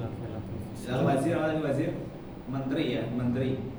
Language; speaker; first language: Indonesian; native; Indonesian